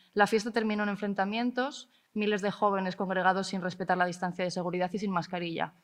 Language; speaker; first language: Spanish; non-native, local second language; Catalan